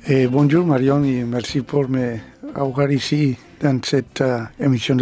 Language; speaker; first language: French; non-native, fluent; Spanish